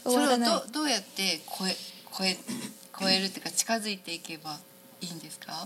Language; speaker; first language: Japanese; native; Japanese